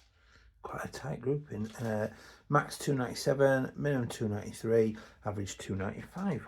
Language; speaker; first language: English; native; English